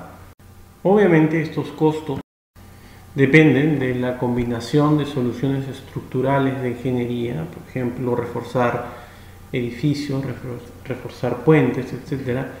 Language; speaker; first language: Spanish; native; Spanish